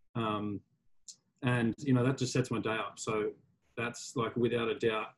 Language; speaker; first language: English; native; English